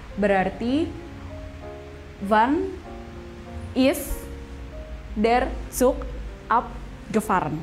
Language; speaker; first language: German; non-native, fluent; Indonesian